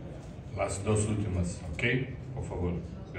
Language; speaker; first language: Spanish; non-native, fluent; Portuguese